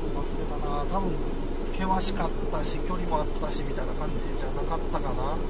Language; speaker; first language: Japanese; native; Japanese